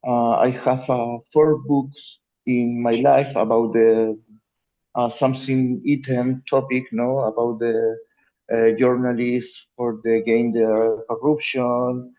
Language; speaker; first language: English; non-native, learner; Spanish